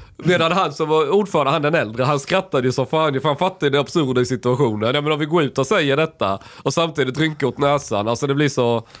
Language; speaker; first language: Swedish; native; Swedish